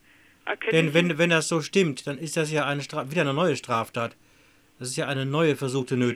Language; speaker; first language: German; native; German